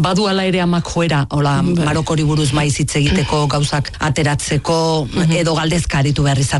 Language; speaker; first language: Basque; native; Basque